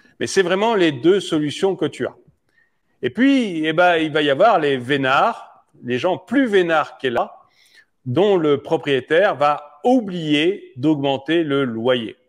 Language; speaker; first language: French; native; French